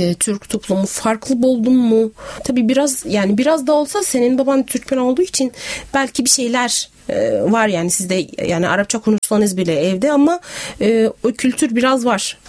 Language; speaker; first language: Turkish; non-native, fluent; Arabic